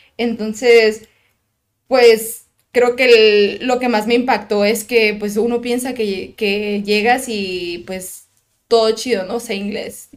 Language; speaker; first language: Spanish; native; Spanish